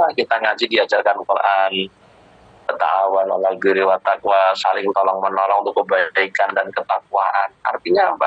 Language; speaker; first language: Indonesian; native; Indonesian